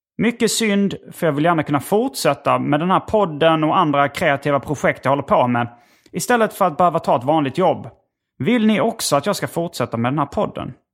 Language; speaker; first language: Swedish; native; Swedish